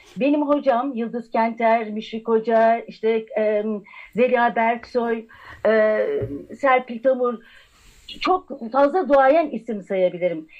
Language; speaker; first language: Turkish; native; Turkish